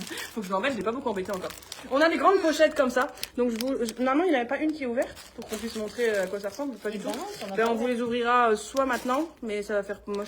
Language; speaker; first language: French; native; French